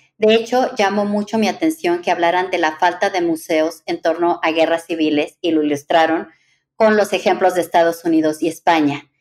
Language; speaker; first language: Spanish; native; Spanish